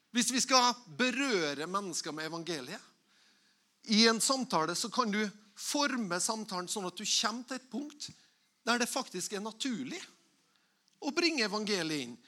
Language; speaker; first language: Norwegian; native; Norwegian